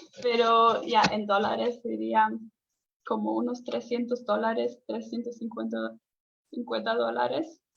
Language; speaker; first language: Spanish; non-native, fluent; German